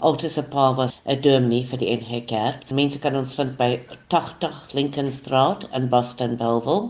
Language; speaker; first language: Afrikaans; non-native, local second language; English